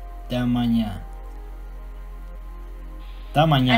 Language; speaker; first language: Spanish; non-native, learner; Turkish